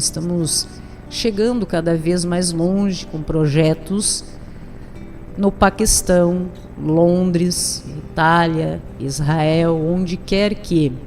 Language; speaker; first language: Portuguese; native; Portuguese